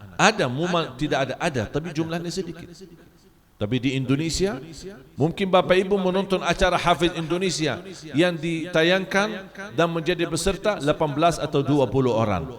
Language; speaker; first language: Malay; non-native, fluent; Arabic